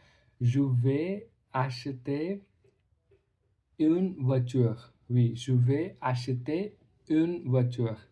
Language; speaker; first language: French; non-native, learner; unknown